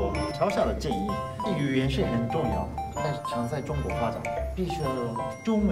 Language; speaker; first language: Chinese; non-native, fluent; Japanese